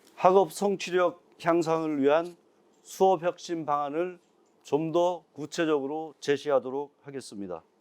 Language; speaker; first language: Korean; native; Korean